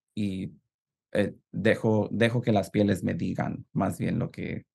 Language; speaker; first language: Spanish; early bilingual, heritage; Spanish